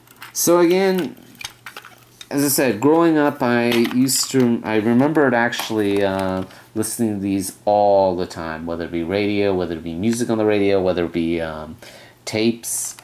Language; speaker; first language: English; native; English